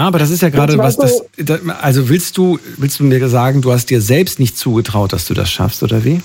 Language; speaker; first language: German; native; German